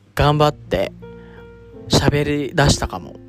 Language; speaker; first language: Japanese; early bilingual, other home language; Filipino